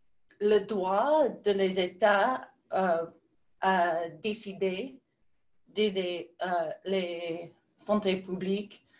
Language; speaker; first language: French; non-native, learner; English